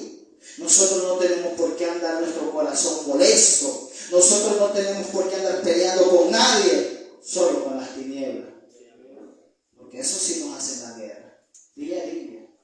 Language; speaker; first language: Spanish; native; Spanish